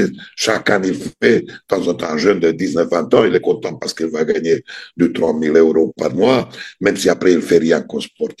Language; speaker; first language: French; non-native, fluent; Serbian